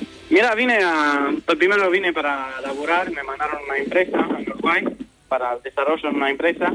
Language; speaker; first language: Spanish; non-native, fluent; Romanian